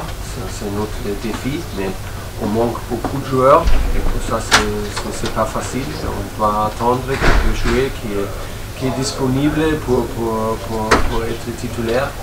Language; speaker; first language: French; non-native, fluent; German